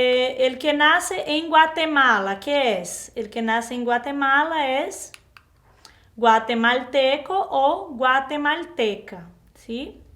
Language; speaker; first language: Spanish; non-native, fluent; Portuguese